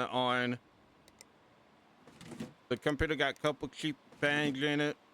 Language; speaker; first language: English; native; English